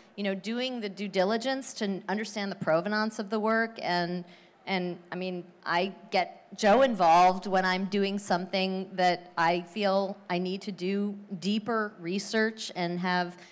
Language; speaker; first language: English; native; English